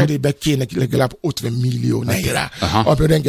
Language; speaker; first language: Hungarian; non-native, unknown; Yoruba